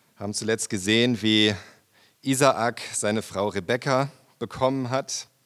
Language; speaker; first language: German; native; German